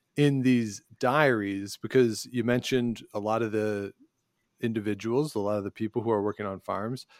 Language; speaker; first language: English; native; English